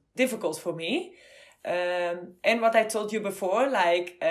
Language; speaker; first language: English; non-native, fluent; Dutch